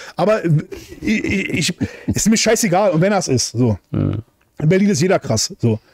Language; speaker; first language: German; native; German